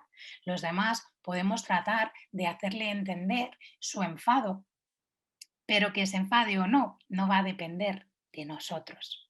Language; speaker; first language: Spanish; native; Spanish